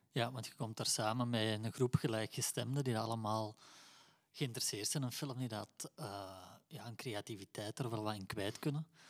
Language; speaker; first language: Dutch; native; Dutch